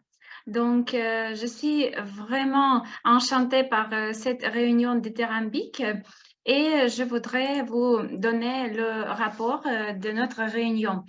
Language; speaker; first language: French; non-native, fluent; Russian